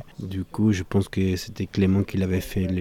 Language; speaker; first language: French; non-native, fluent; Spanish